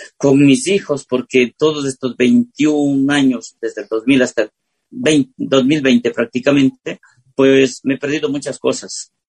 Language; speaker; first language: Spanish; native; Spanish